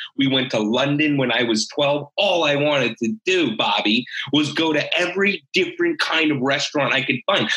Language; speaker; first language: English; native; English